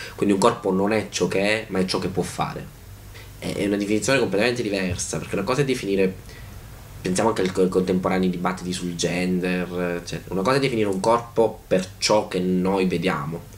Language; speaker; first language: Italian; native; Italian